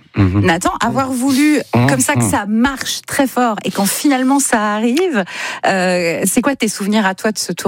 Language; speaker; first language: French; native; French